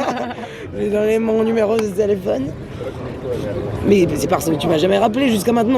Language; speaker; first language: French; non-native, fluent; Serbian